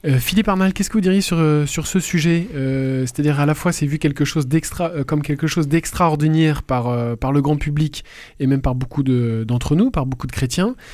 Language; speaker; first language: French; native; French